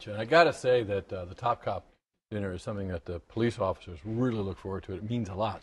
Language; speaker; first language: English; native; English